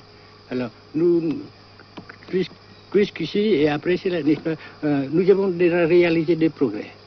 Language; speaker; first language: French; non-native, local second language; Vietnamese